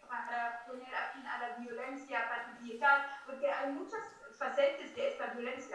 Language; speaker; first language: Spanish; non-native, fluent; Arabic